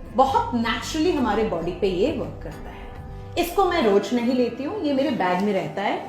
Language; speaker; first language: Hindi; non-native, local second language; Bangla